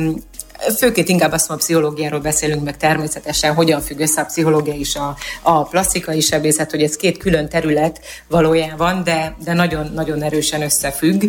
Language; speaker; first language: Hungarian; native; Hungarian